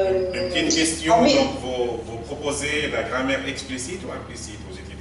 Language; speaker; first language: French; non-native, fluent; Arabic